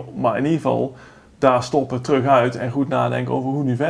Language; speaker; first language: Dutch; native; Dutch